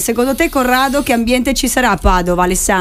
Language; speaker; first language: Italian; native; Italian